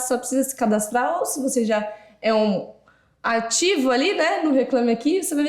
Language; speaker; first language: Portuguese; native; Portuguese